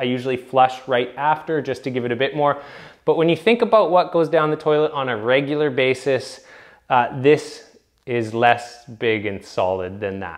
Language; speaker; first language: English; native; English